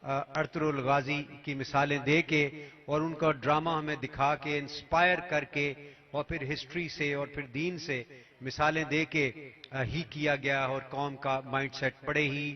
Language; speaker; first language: Urdu; native; Urdu